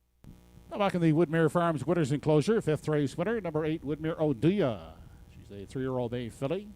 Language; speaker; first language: English; native; English